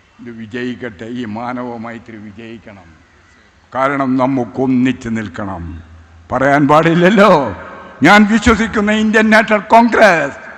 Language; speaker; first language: Malayalam; native; Malayalam